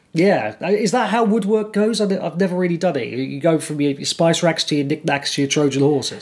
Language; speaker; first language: English; native; English